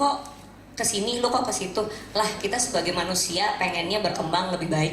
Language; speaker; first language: Indonesian; native; Indonesian